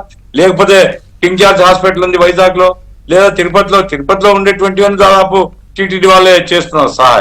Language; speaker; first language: Telugu; native; Telugu